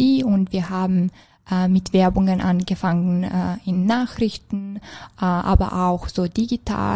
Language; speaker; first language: German; non-native, fluent; Serbian